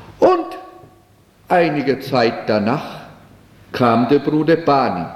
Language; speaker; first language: German; early bilingual, heritage; German